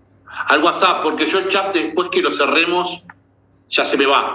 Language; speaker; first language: Spanish; native; Spanish